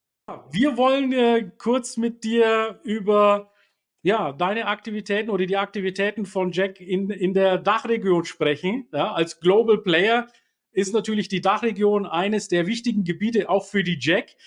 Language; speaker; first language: German; native; German